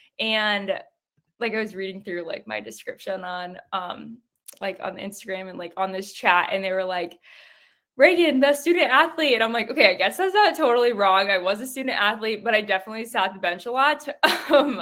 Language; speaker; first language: English; native; English